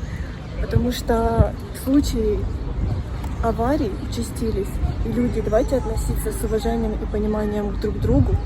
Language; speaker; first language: Russian; native; Russian